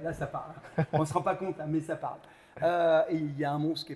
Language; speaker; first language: French; native; French